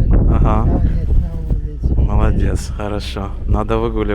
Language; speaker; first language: Russian; non-native, fluent; English